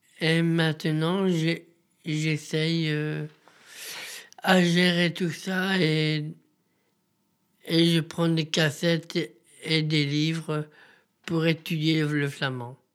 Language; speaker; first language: French; native; French